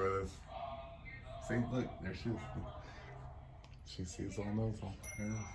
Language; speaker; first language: English; native; English